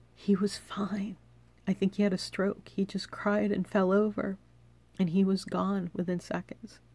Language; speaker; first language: English; native; English